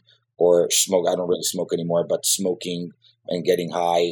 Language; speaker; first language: English; non-native, fluent; Hebrew